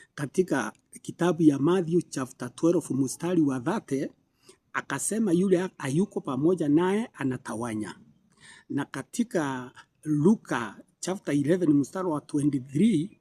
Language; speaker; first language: Swahili; non-native, local second language; Kikuyu